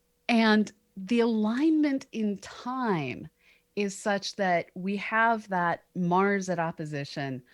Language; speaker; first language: English; native; English